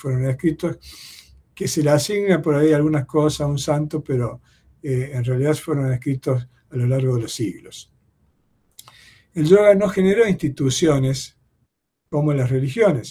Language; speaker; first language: Spanish; native; Spanish